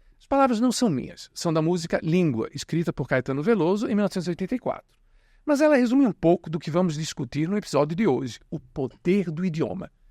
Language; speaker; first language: Portuguese; native; Portuguese